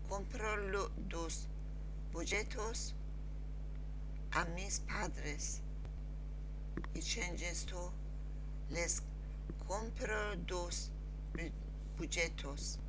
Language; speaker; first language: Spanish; non-native, learner; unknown